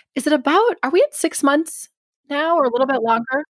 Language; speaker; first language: English; native; English